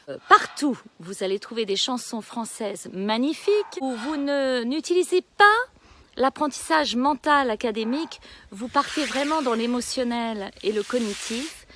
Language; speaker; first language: French; native; French